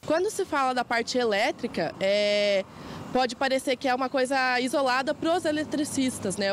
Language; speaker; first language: Portuguese; native; Portuguese